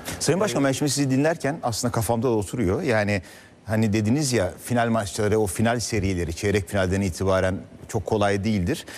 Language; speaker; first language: Turkish; native; Turkish